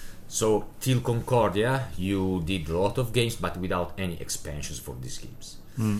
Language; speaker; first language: English; non-native, fluent; Italian